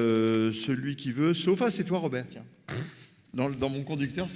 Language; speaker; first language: French; native; French